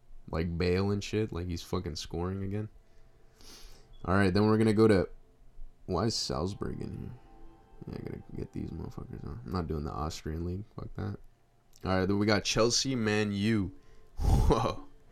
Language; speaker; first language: English; early bilingual, other home language; Spanish